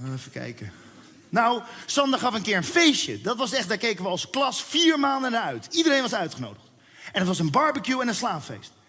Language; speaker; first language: Dutch; early bilingual, other home language; Spanish